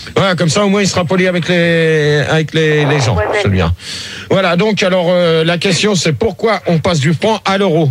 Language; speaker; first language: French; native; French